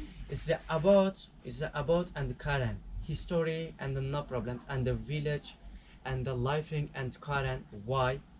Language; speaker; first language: English; non-native, learner; Turkish